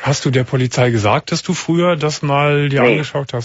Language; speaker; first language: German; native; German